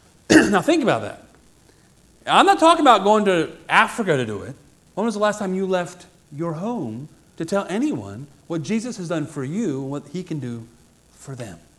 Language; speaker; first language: English; native; English